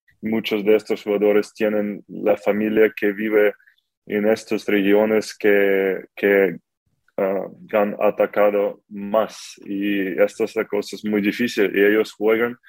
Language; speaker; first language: Spanish; non-native, fluent; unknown